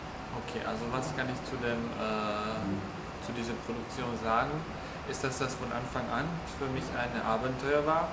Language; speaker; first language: German; non-native, fluent; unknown